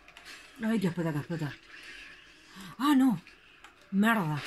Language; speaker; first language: Spanish; native; Spanish